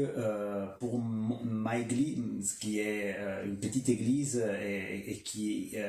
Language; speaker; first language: French; non-native, local second language; Kinyarwanda